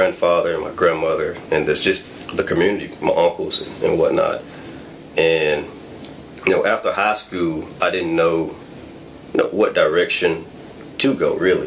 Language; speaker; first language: English; native; English